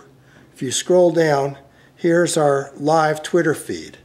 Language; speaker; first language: English; native; English